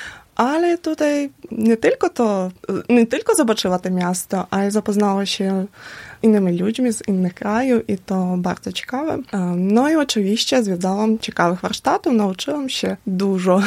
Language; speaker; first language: Polish; non-native, learner; Ukrainian